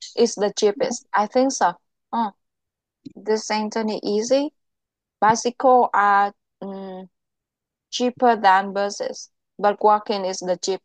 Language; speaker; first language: English; non-native, local second language; Vietnamese